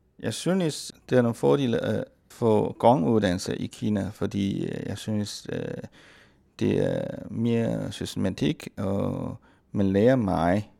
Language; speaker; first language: Danish; non-native, fluent; Chinese